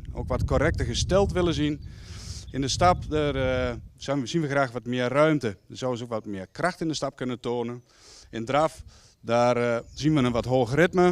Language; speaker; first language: Dutch; native; Dutch